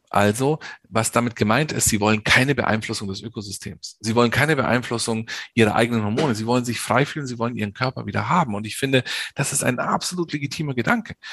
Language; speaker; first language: German; early bilingual, other home language; Italian